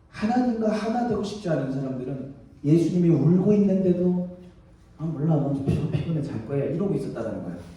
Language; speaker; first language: Korean; native; Korean